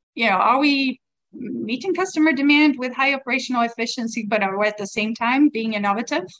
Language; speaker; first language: English; non-native, fluent; Swedish